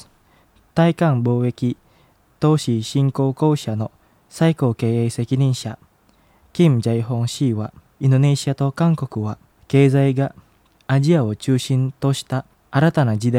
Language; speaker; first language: Japanese; non-native, fluent; Indonesian